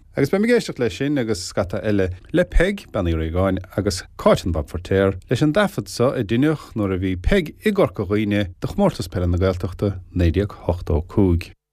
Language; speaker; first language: Irish; native; Irish